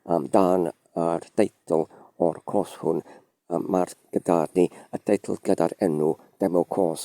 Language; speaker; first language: Welsh; non-native, learner; English